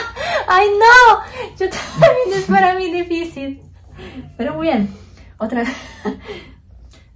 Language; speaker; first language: Spanish; non-native, fluent; Polish